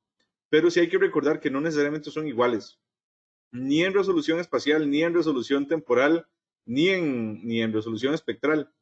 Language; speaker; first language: Spanish; native; Spanish